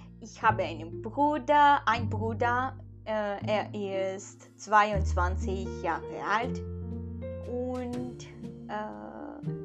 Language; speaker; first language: German; non-native, learner; Portuguese